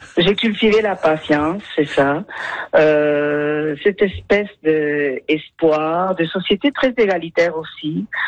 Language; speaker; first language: French; non-native, fluent; Spanish